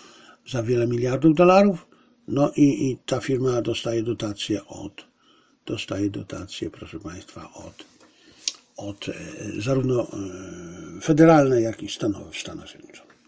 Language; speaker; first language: Polish; native; Polish